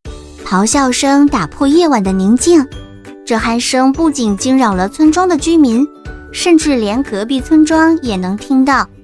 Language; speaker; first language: Chinese; native; Chinese